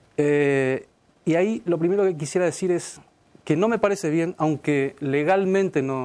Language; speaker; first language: Spanish; native; Spanish